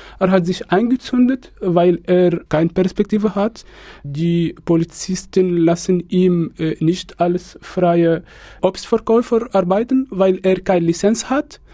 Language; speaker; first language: German; non-native, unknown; Arabic